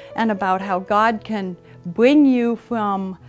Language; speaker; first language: English; native; English